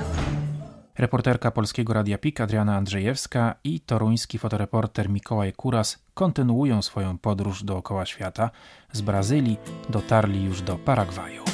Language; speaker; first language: Polish; native; Polish